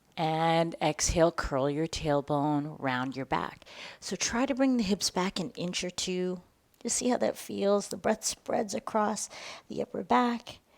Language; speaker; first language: English; native; English